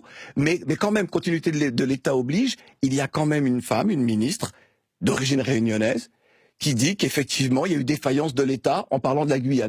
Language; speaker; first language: French; native; French